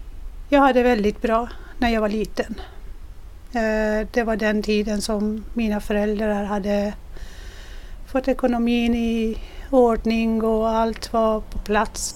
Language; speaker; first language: Swedish; non-native, fluent; Persian